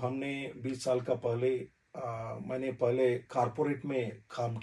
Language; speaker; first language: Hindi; non-native, learner; Telugu